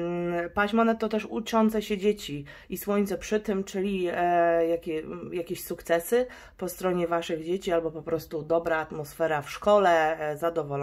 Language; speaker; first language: Polish; native; Polish